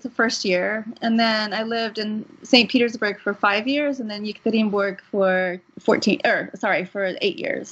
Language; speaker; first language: English; native; English